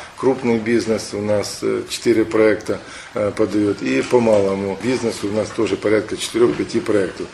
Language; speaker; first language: Russian; native; Russian